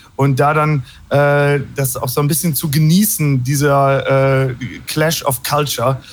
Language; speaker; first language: German; native; German